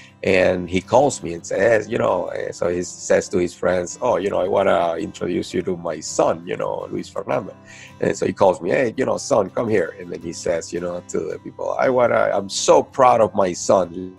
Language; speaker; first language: English; non-native, fluent; Spanish